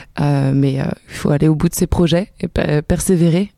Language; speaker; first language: French; native; French